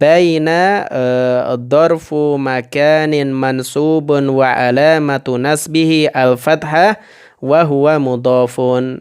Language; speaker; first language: Arabic; non-native, fluent; Indonesian